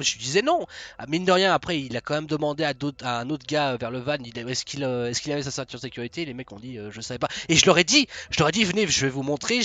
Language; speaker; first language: French; native; French